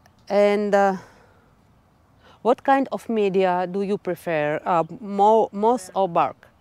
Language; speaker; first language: English; non-native, learner; Russian